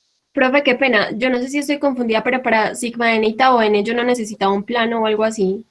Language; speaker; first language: Spanish; native; Spanish